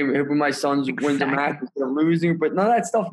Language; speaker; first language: English; native; English